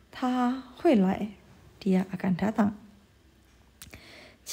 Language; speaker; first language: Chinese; non-native, fluent; Indonesian